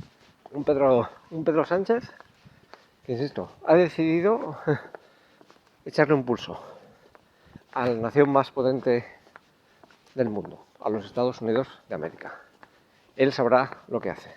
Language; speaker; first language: Spanish; native; Spanish